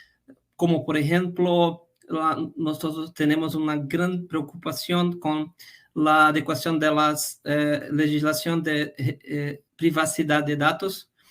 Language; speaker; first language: Spanish; non-native, fluent; Portuguese